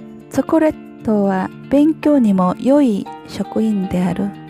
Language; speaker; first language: Japanese; non-native, learner; Korean